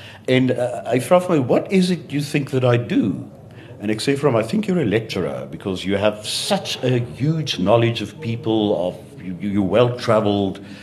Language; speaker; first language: English; non-native, local second language; Afrikaans